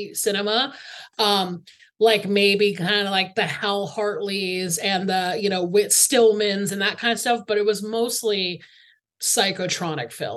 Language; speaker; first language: English; native; English